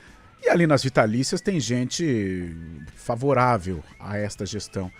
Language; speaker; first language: Portuguese; native; Portuguese